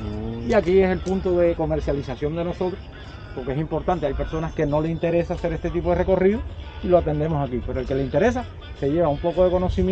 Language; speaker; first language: Spanish; native; Spanish